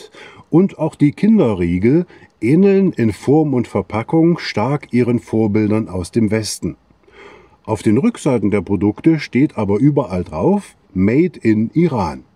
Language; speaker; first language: German; native; German